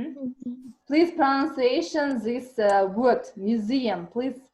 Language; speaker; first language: English; non-native, learner; Kazakh